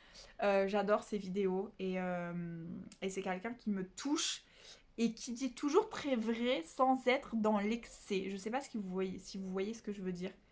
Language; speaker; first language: French; native; French